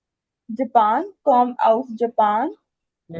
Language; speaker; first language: German; non-native, learner; Urdu